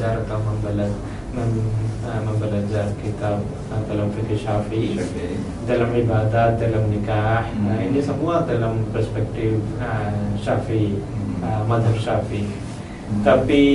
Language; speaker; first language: Indonesian; non-native, learner; Malayalam